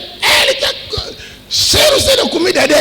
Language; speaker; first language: Portuguese; non-native, learner; Lingala